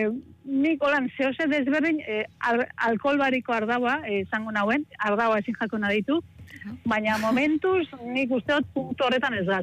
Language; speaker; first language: Basque; native; Basque